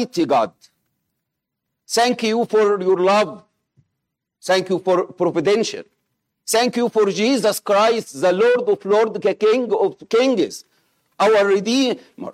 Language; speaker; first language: English; non-native, fluent; Arabic